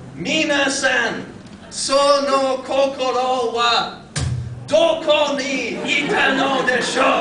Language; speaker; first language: Japanese; non-native, fluent; English